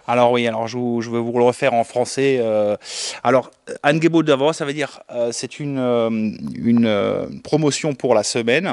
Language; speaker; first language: French; native; French